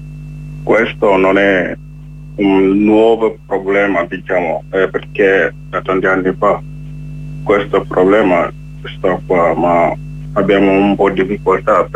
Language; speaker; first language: Italian; non-native, learner; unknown